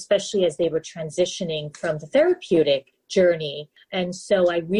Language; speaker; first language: English; native; English